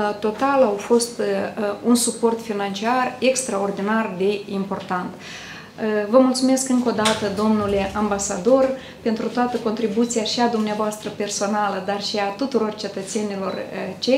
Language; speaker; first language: Romanian; native; Romanian